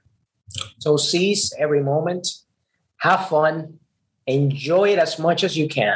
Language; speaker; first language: English; non-native, fluent; Spanish